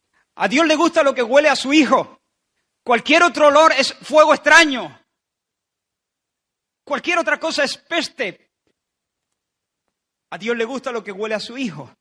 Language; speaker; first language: Spanish; native; Spanish